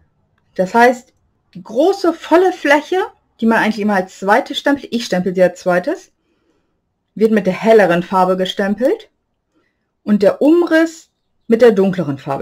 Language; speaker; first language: German; native; German